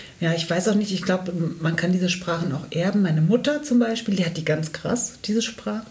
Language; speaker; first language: German; native; German